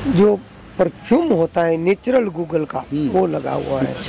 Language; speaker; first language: Hindi; non-native, local second language; Gujarati